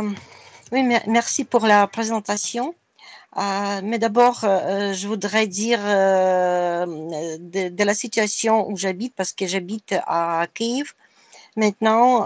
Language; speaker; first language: French; non-native, fluent; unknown